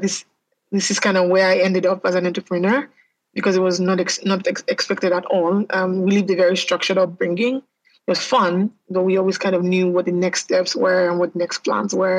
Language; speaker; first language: English; non-native, local second language; Yoruba